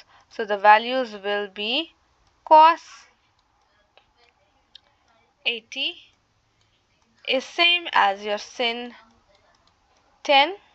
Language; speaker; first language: English; non-native, local second language; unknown